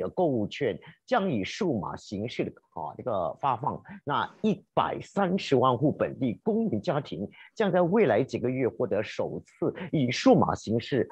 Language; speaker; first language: Chinese; native; Chinese